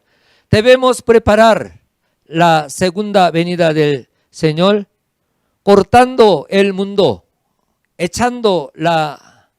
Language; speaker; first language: Spanish; non-native, fluent; Korean